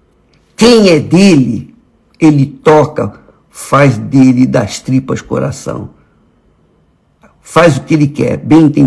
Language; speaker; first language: Portuguese; native; Portuguese